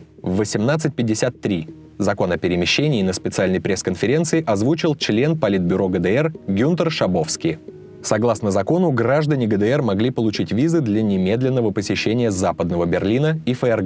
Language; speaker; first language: Russian; native; Russian